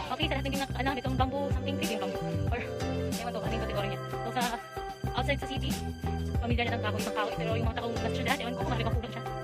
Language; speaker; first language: Filipino; non-native, local second language; Cebuano